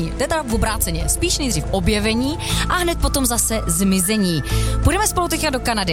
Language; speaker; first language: Czech; native; Czech